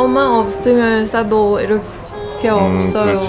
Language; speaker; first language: Korean; non-native, learner; Thai